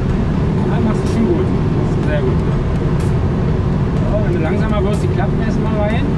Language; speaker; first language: German; native; German